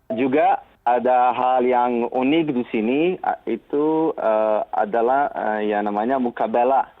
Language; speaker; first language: Indonesian; non-native, fluent; Bosnian